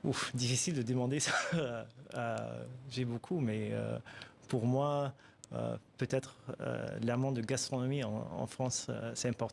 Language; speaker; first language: French; non-native, fluent; Arabic